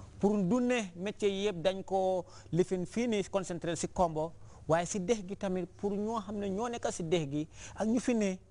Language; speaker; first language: Wolof; non-native, local second language; Fula